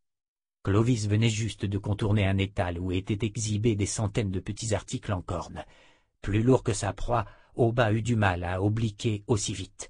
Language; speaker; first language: French; native; French